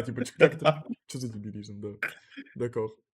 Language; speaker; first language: Russian; native; Russian